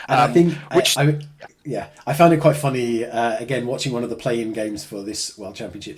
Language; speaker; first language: English; native; English